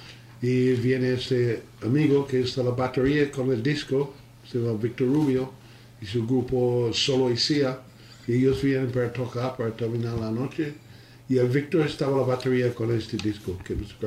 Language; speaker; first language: Spanish; non-native, learner; English